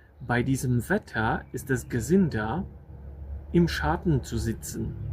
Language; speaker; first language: German; non-native, fluent; Polish